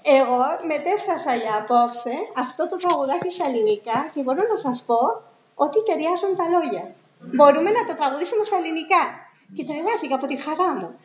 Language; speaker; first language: Greek; non-native, fluent; Spanish